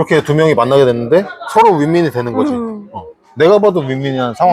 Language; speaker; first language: Korean; native; Korean